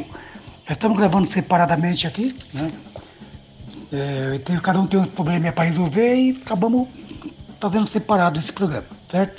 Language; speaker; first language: Portuguese; native; Portuguese